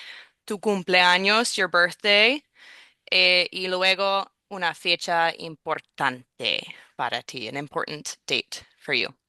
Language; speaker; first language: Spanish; non-native, fluent; English